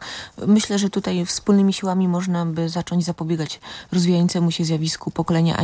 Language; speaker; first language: Polish; native; Polish